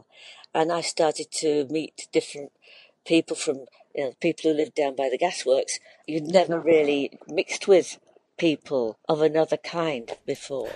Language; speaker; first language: English; native; English